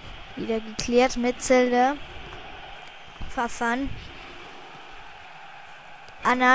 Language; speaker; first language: German; native; German